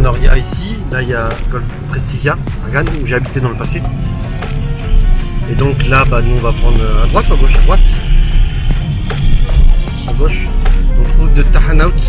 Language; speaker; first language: French; native; French